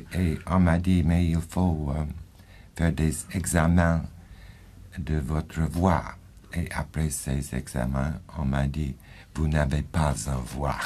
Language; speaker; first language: French; non-native, fluent; English